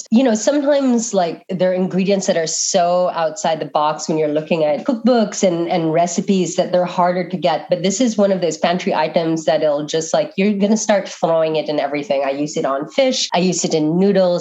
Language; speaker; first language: English; non-native, local second language; Filipino